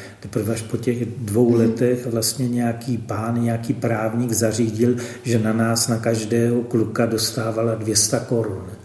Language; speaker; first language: Czech; native; Czech